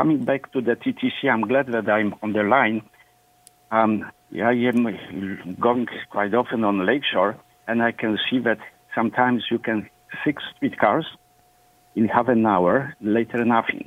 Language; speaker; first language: English; non-native, fluent; Polish